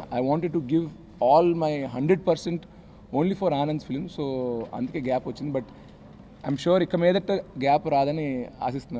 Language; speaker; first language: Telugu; native; Telugu